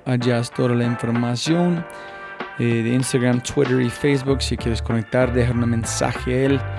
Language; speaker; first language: Spanish; non-native, fluent; English